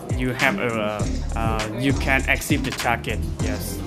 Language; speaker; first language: English; non-native, learner; Lao